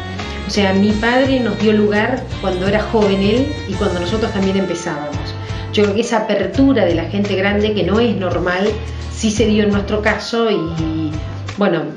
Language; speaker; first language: Spanish; native; Spanish